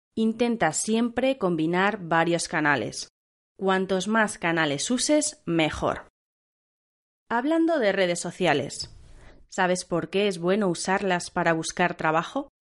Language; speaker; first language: Spanish; native; Spanish